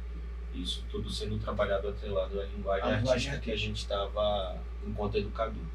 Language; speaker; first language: Portuguese; native; Portuguese